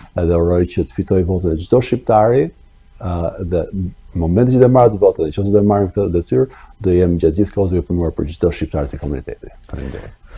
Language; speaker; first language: Albanian; early bilingual, other home language; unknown